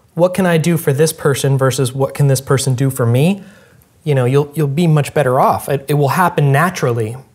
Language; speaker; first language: English; native; English